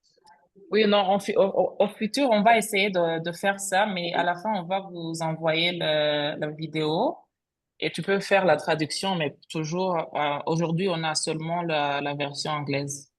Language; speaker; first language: French; non-native, fluent; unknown